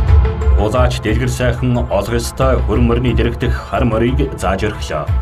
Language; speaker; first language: Mongolian; native; Mongolian